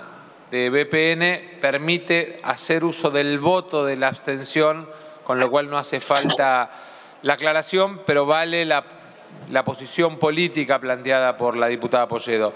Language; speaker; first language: Spanish; native; Spanish